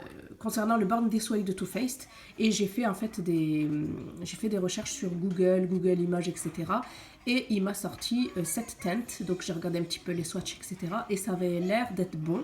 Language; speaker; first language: French; native; French